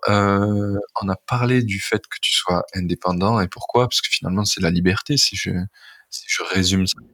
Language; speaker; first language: French; native; French